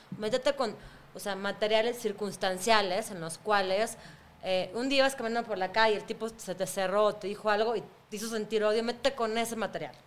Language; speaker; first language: Spanish; early bilingual, other home language; Russian